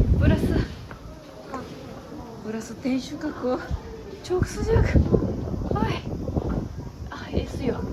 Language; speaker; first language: Turkish; non-native, fluent; Japanese